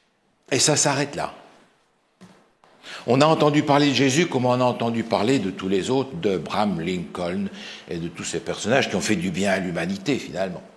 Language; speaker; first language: French; native; French